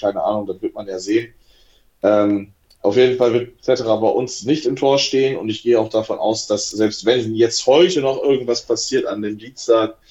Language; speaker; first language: German; native; German